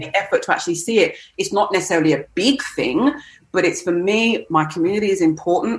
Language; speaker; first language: English; native; English